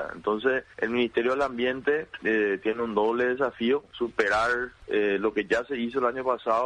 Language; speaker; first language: Spanish; native; Spanish